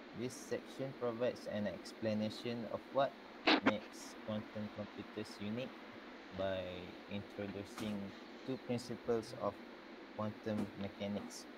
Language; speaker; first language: English; non-native, local second language; Malay